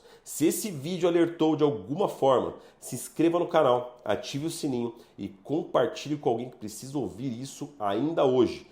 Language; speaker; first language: Portuguese; native; Portuguese